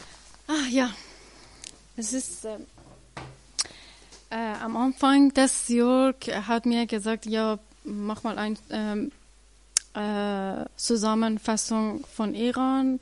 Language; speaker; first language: German; non-native, learner; Persian